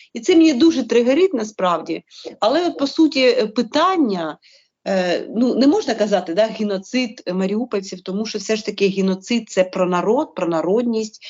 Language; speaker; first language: Ukrainian; native; Ukrainian